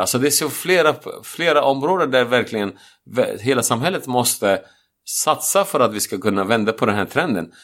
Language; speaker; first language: Swedish; non-native, fluent; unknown